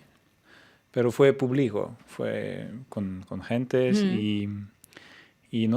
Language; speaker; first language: Spanish; non-native, fluent; French